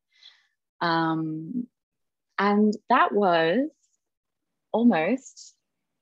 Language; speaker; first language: English; native; English